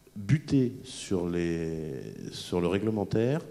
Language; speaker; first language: French; native; French